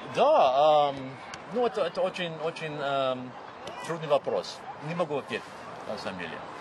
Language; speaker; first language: Russian; non-native, fluent; English